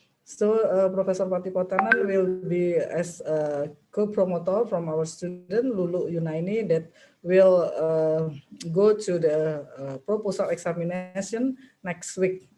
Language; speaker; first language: English; non-native, local second language; Indonesian